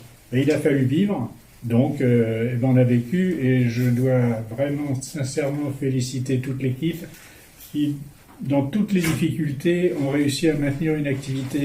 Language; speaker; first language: French; native; French